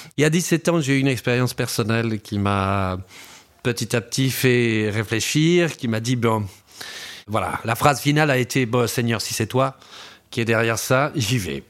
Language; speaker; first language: French; early bilingual, other home language; Spanish